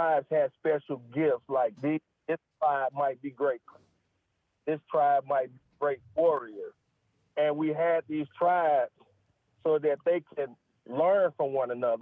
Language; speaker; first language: English; native; English